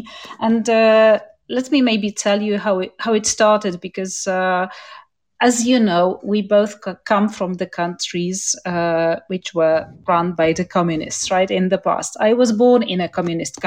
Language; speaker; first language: English; non-native, fluent; Polish